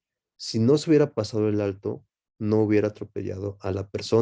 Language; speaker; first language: Spanish; native; Spanish